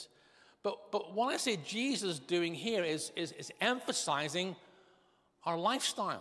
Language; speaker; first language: English; native; English